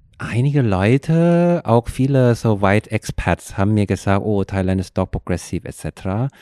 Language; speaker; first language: German; non-native, fluent; Thai